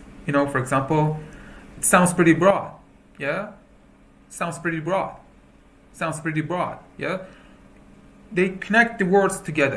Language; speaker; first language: English; non-native, fluent; Persian